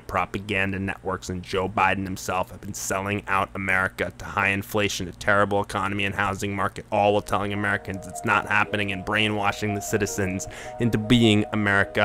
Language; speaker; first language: English; native; English